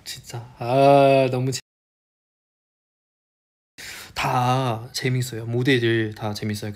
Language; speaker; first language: Korean; non-native, fluent; Chinese